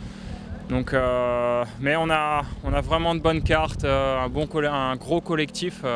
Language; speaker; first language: French; native; French